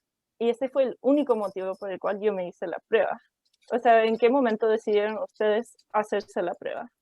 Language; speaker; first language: Spanish; early bilingual, heritage; Spanish